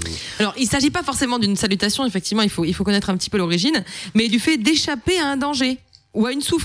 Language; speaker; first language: French; native; French